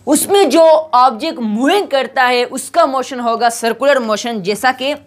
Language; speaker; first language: Urdu; non-native, local second language; Pashto